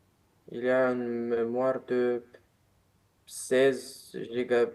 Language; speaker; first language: French; non-native, learner; Romanian